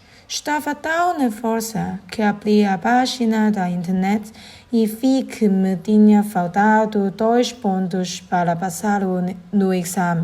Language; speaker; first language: Portuguese; non-native, learner; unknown